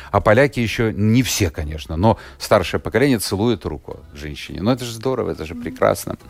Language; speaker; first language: Russian; native; Russian